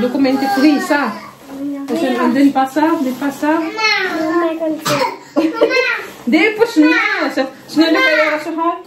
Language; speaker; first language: Swedish; non-native, learner; Filipino